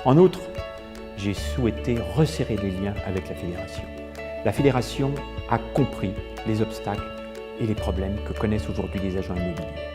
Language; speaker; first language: French; native; French